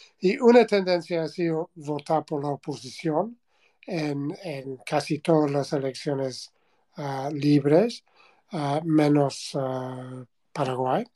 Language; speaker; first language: Spanish; non-native, fluent; English